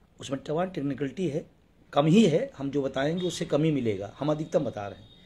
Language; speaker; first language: Hindi; native; Hindi